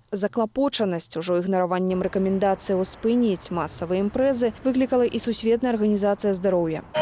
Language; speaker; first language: Belarusian; native; Belarusian